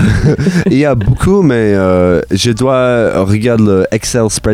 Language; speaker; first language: French; non-native, learner; English